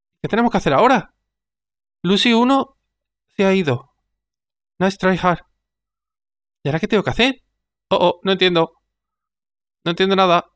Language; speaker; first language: Spanish; native; Spanish